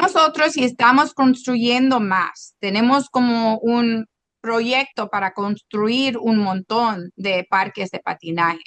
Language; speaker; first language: Spanish; non-native, local second language; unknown